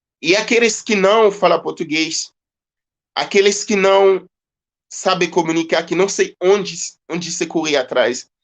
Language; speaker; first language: Portuguese; non-native, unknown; Haitian Creole